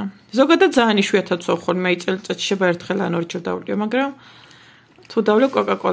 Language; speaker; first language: Georgian; native; Georgian